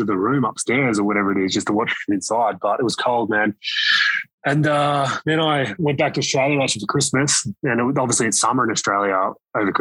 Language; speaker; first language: English; native; English